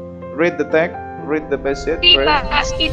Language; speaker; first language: English; non-native, fluent; Indonesian